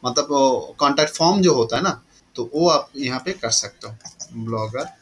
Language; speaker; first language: Hindi; non-native, local second language; Bangla